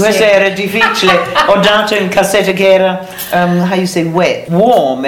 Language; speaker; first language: Italian; non-native, learner; English